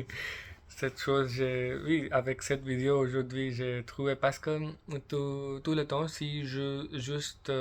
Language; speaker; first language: French; non-native, learner; English